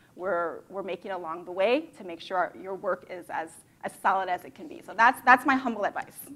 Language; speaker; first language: English; native; English